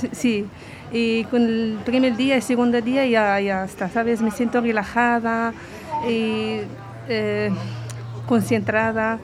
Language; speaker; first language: Spanish; non-native, learner; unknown